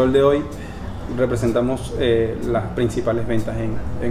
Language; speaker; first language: Spanish; native; Spanish